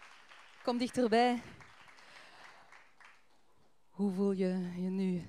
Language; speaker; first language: Dutch; non-native, fluent; French